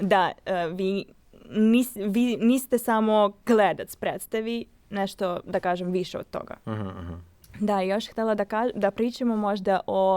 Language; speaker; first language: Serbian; non-native, fluent; Russian